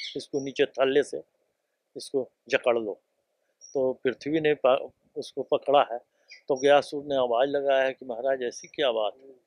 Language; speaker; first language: Hindi; native; Hindi